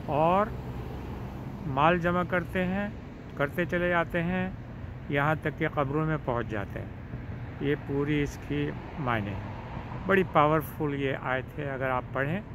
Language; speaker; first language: Urdu; native; Urdu